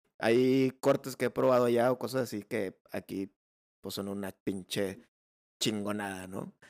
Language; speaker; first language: Spanish; native; Spanish